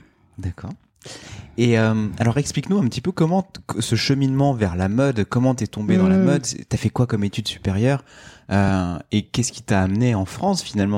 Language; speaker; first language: French; native; French